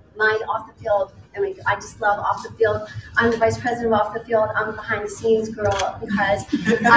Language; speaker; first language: English; native; English